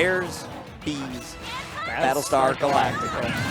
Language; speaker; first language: English; native; English